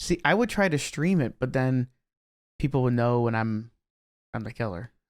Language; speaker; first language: English; native; English